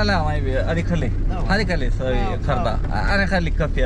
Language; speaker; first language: Arabic; non-native, learner; Malayalam